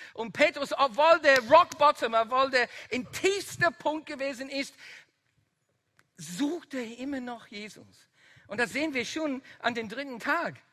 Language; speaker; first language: German; non-native, fluent; Dutch